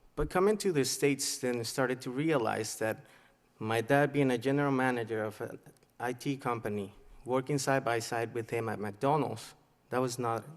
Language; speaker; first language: English; non-native, fluent; Spanish